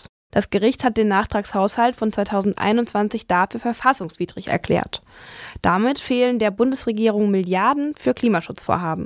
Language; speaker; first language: German; native; German